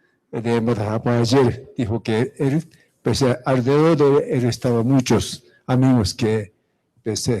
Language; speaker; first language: Spanish; non-native, fluent; Japanese